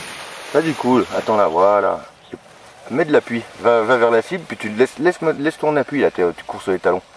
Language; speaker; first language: French; native; French